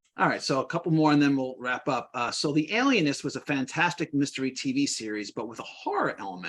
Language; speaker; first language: English; native; English